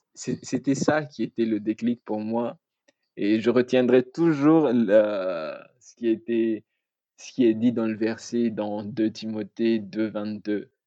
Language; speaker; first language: French; non-native, local second language; Malagasy